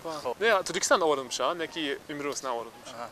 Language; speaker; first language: Persian; non-native, learner; English